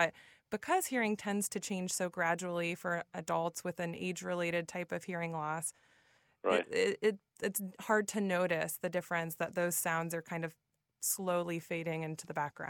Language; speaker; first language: English; native; English